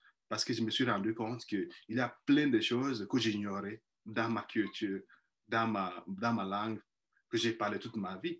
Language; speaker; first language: French; non-native, fluent; Igbo